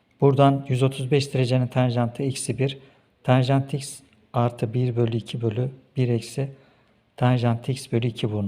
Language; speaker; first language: Turkish; native; Turkish